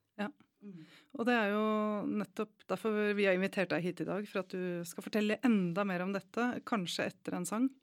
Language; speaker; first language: Norwegian; native; Norwegian